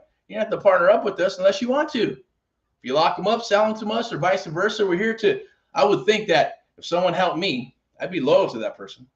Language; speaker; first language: English; native; English